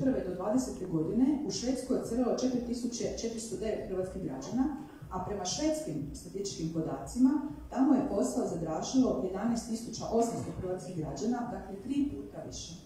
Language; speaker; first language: Croatian; native; Croatian